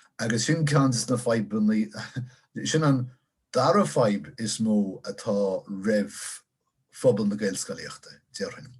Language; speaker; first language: Irish; non-native, local second language; English